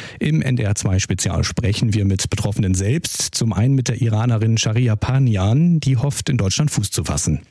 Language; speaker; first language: German; native; German